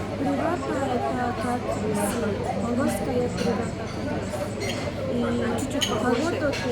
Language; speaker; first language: Russian; non-native, learner; Mongolian